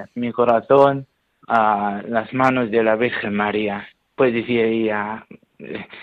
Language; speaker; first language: Spanish; non-native, learner; Arabic